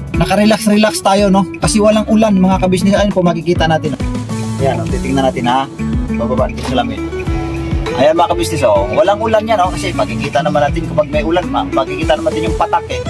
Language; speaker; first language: Filipino; native; Filipino